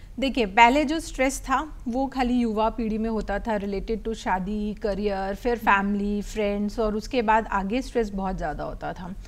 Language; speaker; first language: Hindi; native; Hindi